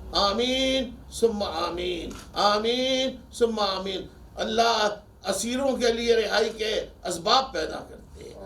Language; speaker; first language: Urdu; native; Urdu